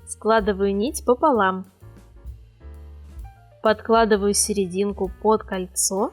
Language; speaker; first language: Russian; native; Russian